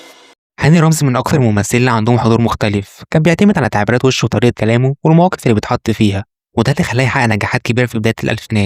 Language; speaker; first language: Arabic; native; Arabic